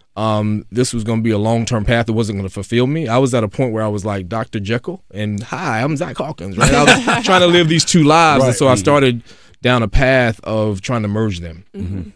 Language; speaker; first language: English; native; English